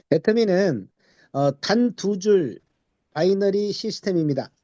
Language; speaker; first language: Korean; native; Korean